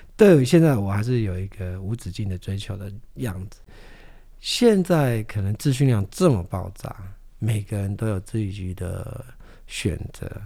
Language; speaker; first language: Chinese; non-native, local second language; Amis